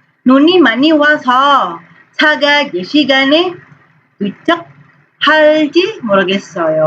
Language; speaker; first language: Korean; non-native, fluent; Indonesian